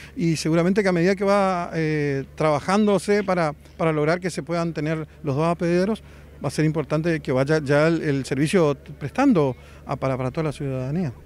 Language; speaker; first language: Spanish; native; Spanish